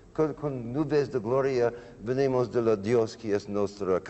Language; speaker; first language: Spanish; non-native, learner; English